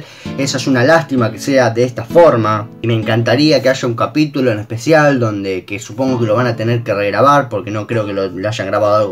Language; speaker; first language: Spanish; native; Spanish